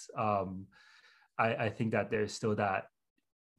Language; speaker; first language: English; non-native, local second language; Cantonese